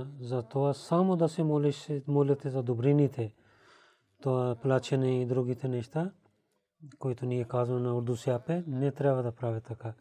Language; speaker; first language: Bulgarian; non-native, fluent; Urdu